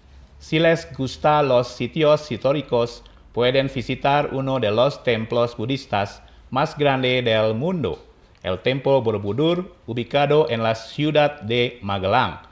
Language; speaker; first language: Spanish; non-native, fluent; Indonesian